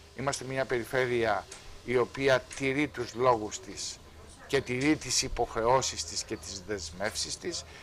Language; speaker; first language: Greek; native; Greek